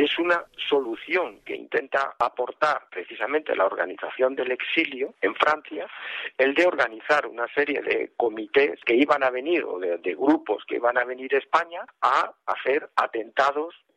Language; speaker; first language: Spanish; native; Spanish